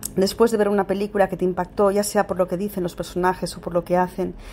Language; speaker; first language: Spanish; non-native, local second language; Catalan